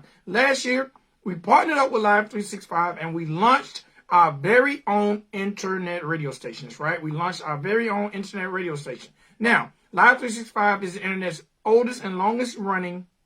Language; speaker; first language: English; native; English